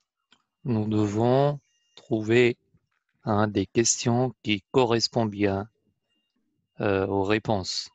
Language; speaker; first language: French; non-native, fluent; Arabic